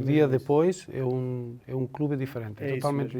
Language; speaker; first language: Portuguese; non-native, fluent; Spanish